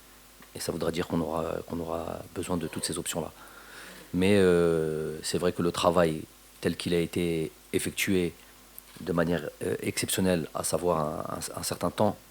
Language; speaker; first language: French; native; French